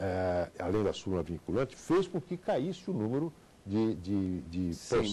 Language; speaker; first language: Portuguese; native; Portuguese